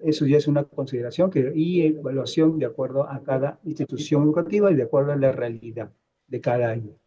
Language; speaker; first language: Spanish; native; Spanish